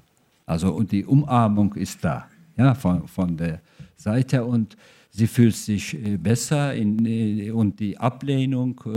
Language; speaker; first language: German; non-native, fluent; Turkish